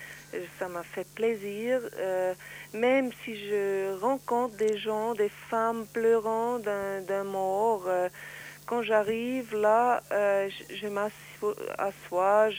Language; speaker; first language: French; non-native, learner; Swiss German